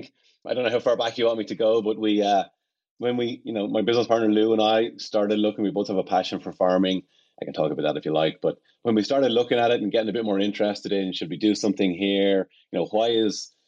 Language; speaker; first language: English; native; English